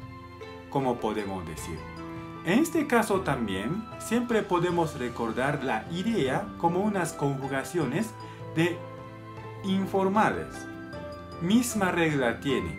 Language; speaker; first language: Spanish; non-native, fluent; Japanese